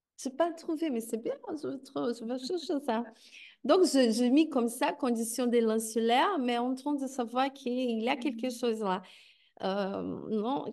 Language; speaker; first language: French; non-native, fluent; Portuguese